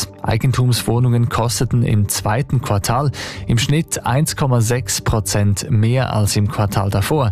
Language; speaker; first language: German; native; German